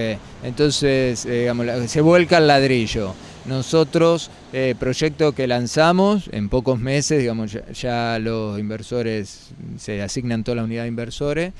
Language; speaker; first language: Spanish; native; Spanish